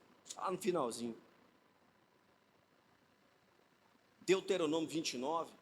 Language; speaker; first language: Portuguese; native; Portuguese